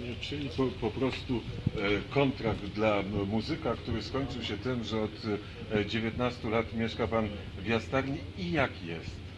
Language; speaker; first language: Polish; native; Polish